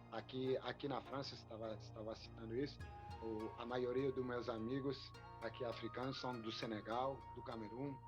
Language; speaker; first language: Portuguese; non-native, fluent; French